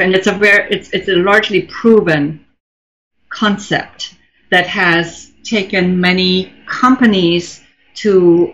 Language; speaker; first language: English; non-native, fluent; German